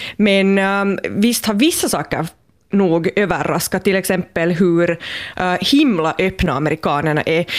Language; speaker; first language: Swedish; native; Swedish